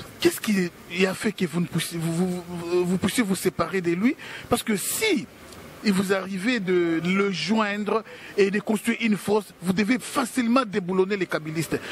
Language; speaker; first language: French; non-native, local second language; Lingala